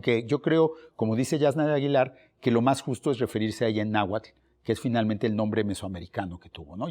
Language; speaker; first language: Spanish; native; Spanish